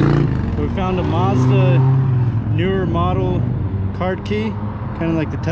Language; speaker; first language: English; native; English